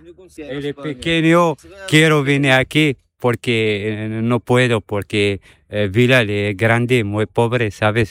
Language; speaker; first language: Spanish; non-native, learner; Arabic